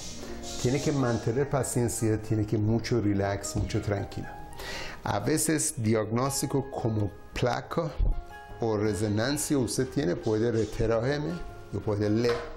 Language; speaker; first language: Spanish; non-native, learner; Persian